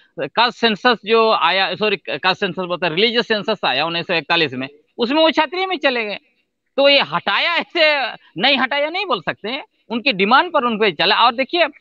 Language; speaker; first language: Hindi; non-native, local second language; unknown